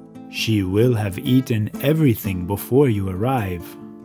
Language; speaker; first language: English; native; English